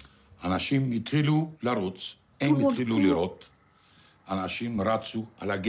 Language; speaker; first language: Hebrew; non-native, fluent; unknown